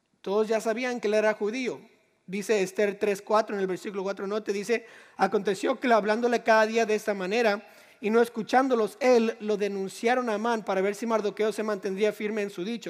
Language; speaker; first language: Spanish; native; Spanish